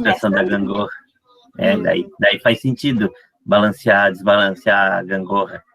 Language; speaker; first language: Portuguese; native; Portuguese